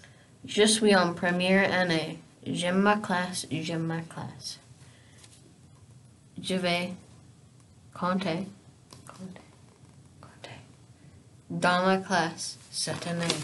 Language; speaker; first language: French; non-native, learner; English